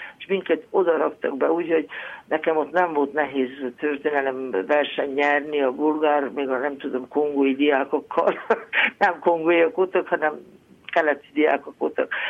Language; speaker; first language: Hungarian; native; Hungarian